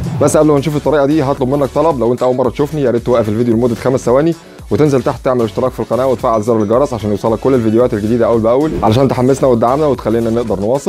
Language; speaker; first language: Arabic; native; Arabic